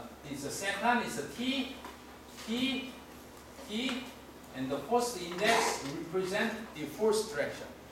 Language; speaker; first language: English; non-native, fluent; Korean